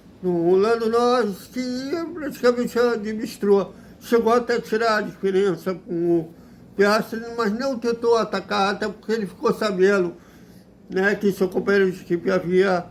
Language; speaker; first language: Portuguese; native; Portuguese